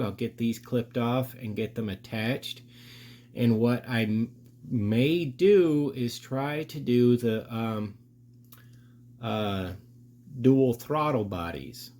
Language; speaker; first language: English; native; English